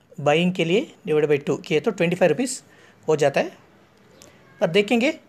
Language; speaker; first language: Hindi; non-native, local second language; Kannada